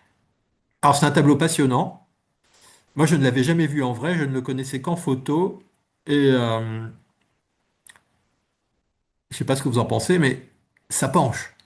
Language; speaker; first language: French; native; French